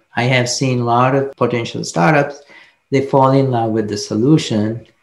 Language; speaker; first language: English; non-native, local second language; Sinhala